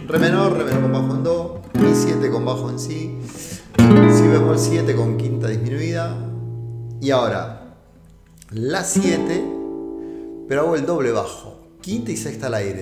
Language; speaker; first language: Spanish; native; Spanish